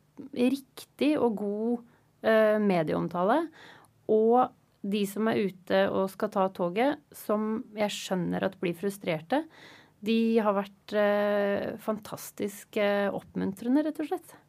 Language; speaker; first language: Norwegian; native; Norwegian